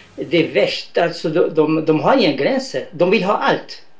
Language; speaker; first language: Swedish; non-native, fluent; Arabic